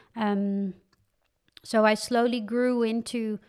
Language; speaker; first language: English; non-native, fluent; Dutch